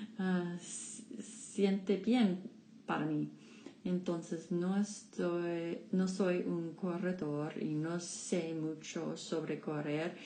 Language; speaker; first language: Spanish; non-native, learner; English